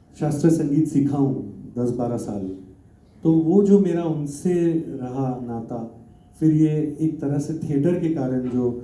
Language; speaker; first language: Hindi; non-native, local second language; Gujarati